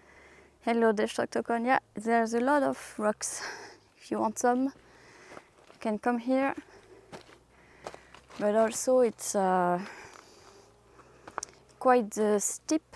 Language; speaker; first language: English; non-native, fluent; French